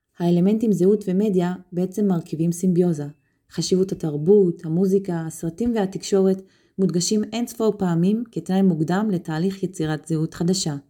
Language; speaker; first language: Hebrew; native; Hebrew